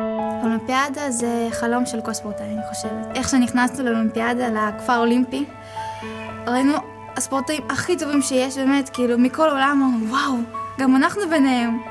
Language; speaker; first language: Hebrew; early bilingual, other home language; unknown